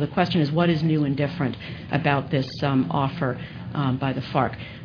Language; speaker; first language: English; native; English